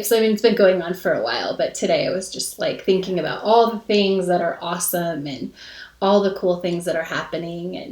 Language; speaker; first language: English; native; English